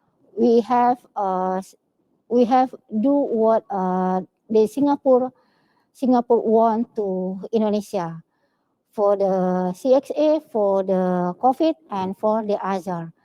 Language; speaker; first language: English; non-native, learner; Indonesian